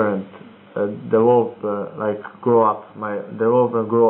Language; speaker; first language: English; non-native, learner; Croatian